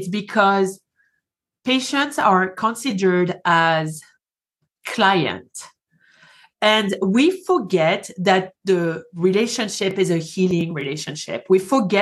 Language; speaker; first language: English; non-native, fluent; French